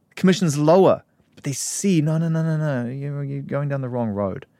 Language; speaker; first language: English; native; English